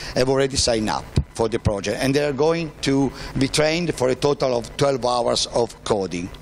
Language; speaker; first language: English; non-native, fluent; Italian